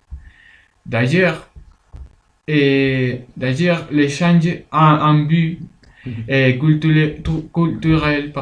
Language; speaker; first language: French; non-native, learner; Spanish